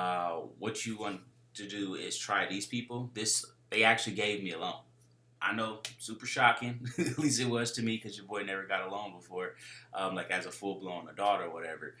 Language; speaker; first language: English; native; English